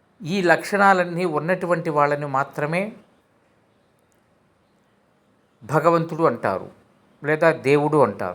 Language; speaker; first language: Telugu; native; Telugu